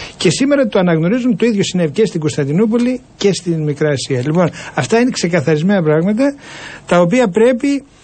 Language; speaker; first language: Greek; native; Greek